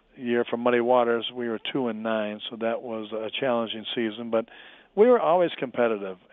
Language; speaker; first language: English; native; English